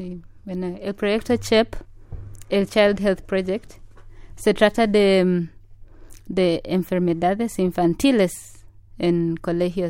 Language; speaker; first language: Spanish; non-native, fluent; Ganda